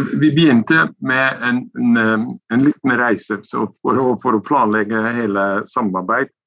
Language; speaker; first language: Norwegian; non-native, fluent; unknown